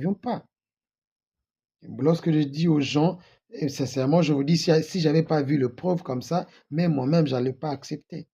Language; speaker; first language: French; non-native, local second language; Lingala